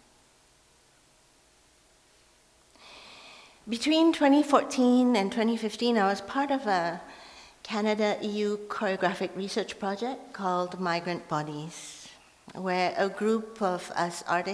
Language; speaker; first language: English; non-native, local second language; Min Nan Chinese